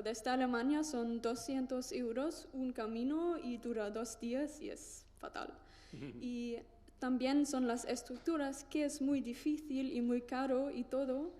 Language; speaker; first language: Spanish; non-native, learner; German